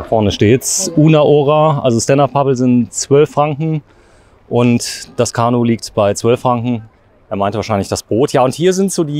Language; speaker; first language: German; native; German